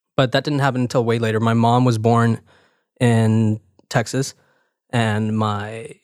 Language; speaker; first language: English; early bilingual, other home language; Spanish